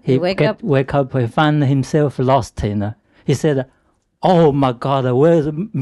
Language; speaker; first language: English; non-native, learner; Chinese